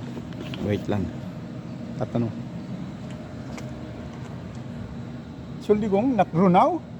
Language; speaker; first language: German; non-native, learner; Filipino